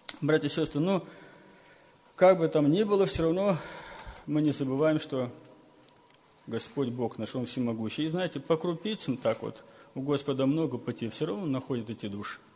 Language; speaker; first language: Russian; native; Russian